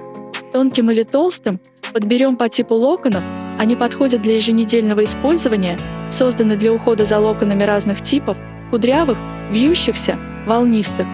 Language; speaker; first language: Russian; native; Russian